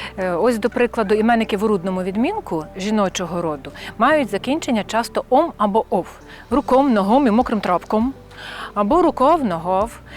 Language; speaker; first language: Ukrainian; native; Ukrainian